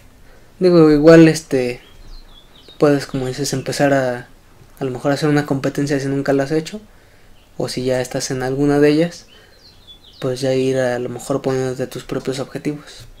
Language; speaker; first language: Spanish; native; Spanish